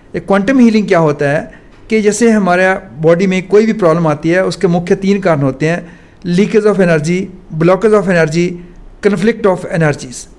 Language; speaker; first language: Hindi; non-native, local second language; Punjabi